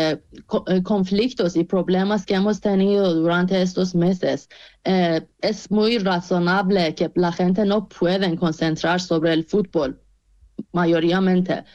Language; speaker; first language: Spanish; non-native, fluent; Persian